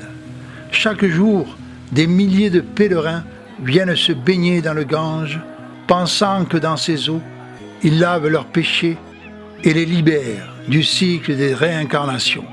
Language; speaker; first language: French; native; French